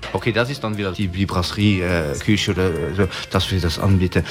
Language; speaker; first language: German; non-native, local second language; Luxembourgish